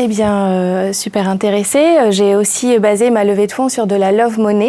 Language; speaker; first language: French; native; French